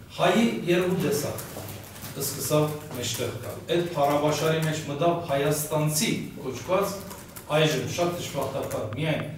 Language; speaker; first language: Armenian; early bilingual, heritage; Armenian